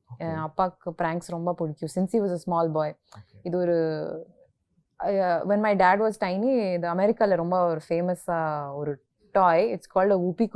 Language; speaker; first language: Tamil; non-native, local second language; Kannada